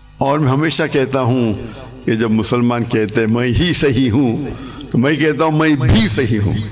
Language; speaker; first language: Urdu; non-native, local second language; English